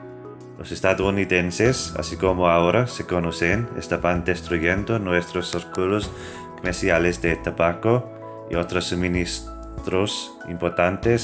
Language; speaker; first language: Spanish; non-native, fluent; English